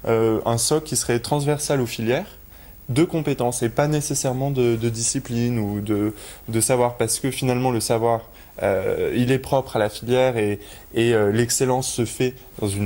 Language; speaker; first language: French; native; French